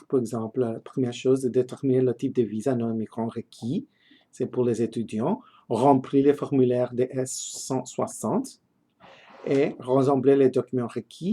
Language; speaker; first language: French; non-native, learner; English